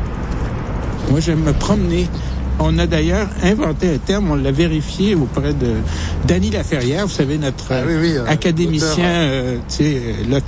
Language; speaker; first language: French; native; French